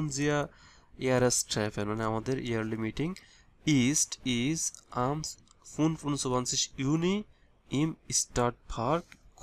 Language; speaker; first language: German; non-native, fluent; Bangla